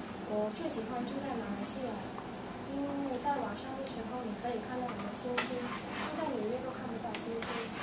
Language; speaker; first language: Chinese; non-native, learner; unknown